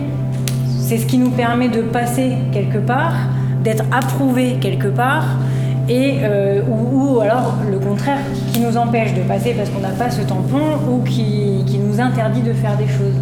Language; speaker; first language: French; native; French